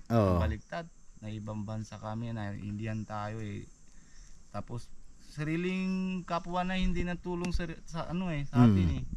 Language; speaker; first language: Filipino; non-native, fluent; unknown